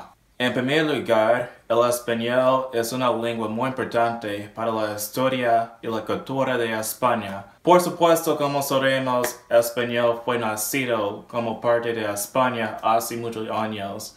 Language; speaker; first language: Spanish; non-native, learner; English